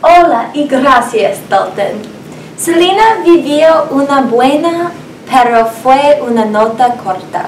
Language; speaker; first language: Spanish; non-native, learner; English